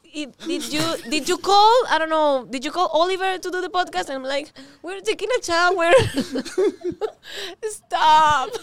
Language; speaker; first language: English; non-native, learner; Spanish